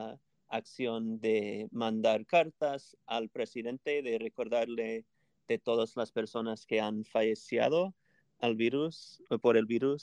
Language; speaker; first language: Spanish; non-native, fluent; English